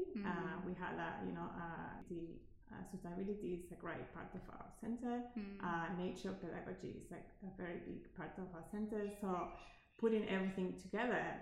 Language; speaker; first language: English; non-native, fluent; Spanish